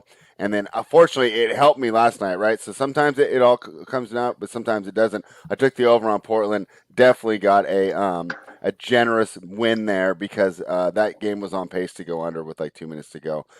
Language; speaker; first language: English; native; English